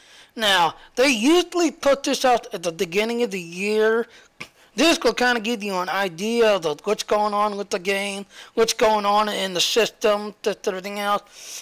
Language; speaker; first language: English; native; English